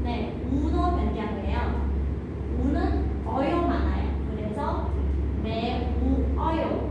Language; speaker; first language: Korean; non-native, fluent; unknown